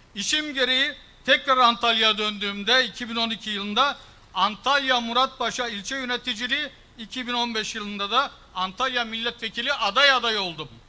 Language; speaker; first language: Turkish; early bilingual, heritage; Turkish